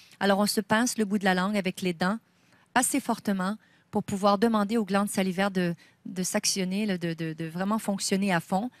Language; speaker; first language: French; native; French